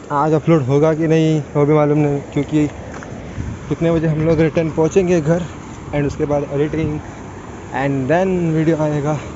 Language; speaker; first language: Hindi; non-native, local second language; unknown